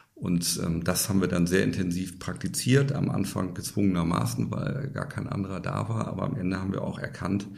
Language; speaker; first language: German; native; German